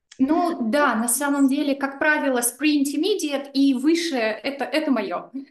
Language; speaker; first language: Russian; native; Russian